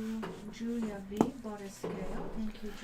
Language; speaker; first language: English; native; English